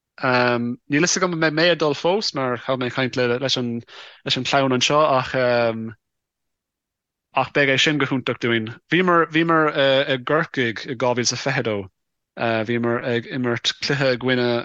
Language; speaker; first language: Irish; non-native, local second language; English